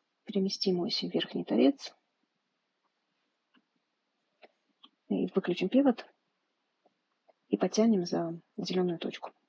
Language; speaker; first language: Russian; native; Russian